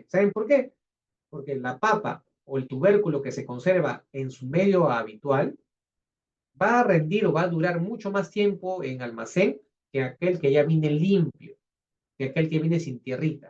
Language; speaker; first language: Spanish; native; Spanish